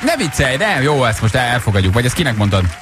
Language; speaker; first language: Hungarian; native; Hungarian